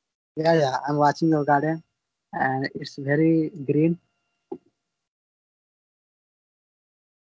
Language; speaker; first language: English; non-native, learner; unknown